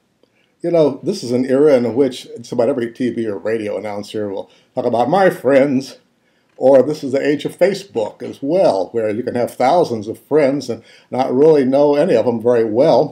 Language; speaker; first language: English; native; English